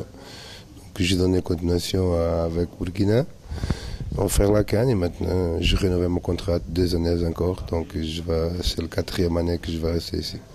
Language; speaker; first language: French; non-native, learner; Portuguese